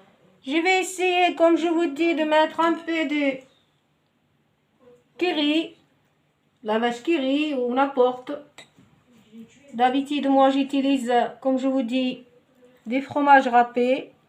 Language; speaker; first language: French; non-native, local second language; Arabic